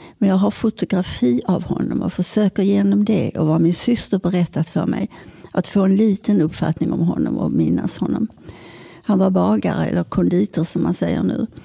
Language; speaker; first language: Swedish; native; Swedish